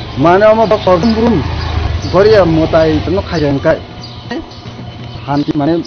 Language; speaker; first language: Bangla; non-native, local second language; Kok Borok